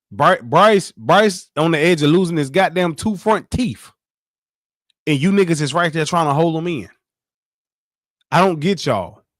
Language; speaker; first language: English; native; English